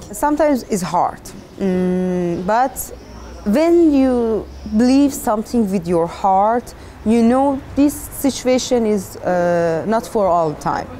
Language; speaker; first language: English; non-native, learner; Persian